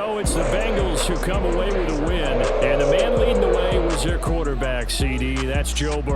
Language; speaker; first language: English; native; English